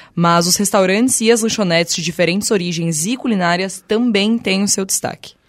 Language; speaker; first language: Portuguese; native; Portuguese